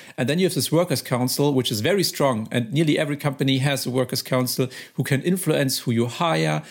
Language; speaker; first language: English; non-native, fluent; German